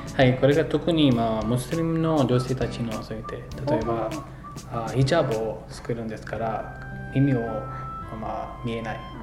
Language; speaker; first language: Japanese; non-native, fluent; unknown